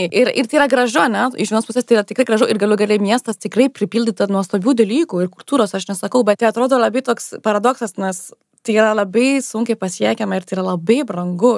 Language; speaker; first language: Lithuanian; non-native, fluent; French